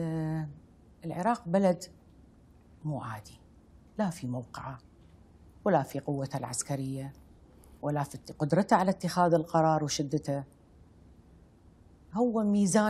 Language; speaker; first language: Arabic; native; Arabic